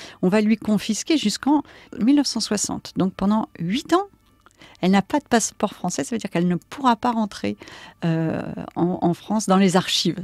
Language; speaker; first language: French; native; French